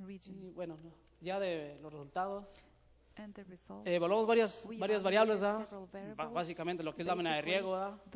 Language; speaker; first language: Spanish; native; Spanish